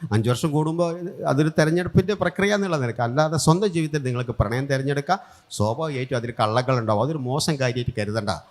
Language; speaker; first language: Malayalam; native; Malayalam